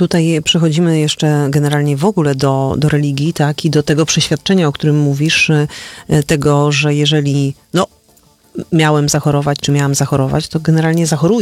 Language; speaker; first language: Polish; native; Polish